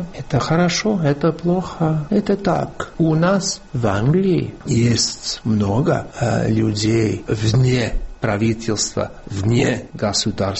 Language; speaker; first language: Russian; non-native, fluent; English